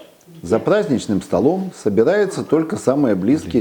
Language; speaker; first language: Russian; native; Russian